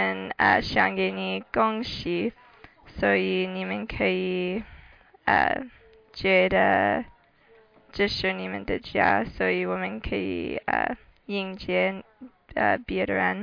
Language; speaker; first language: Chinese; non-native, learner; English